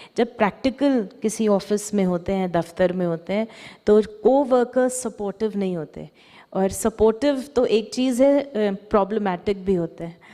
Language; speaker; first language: Hindi; native; Hindi